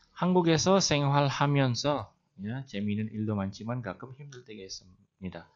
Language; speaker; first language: Korean; non-native, fluent; Indonesian